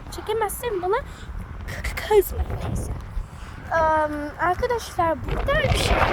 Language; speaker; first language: Turkish; early bilingual, heritage; Turkish